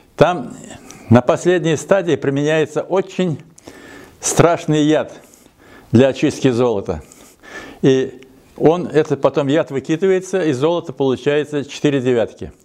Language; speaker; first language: Russian; native; Russian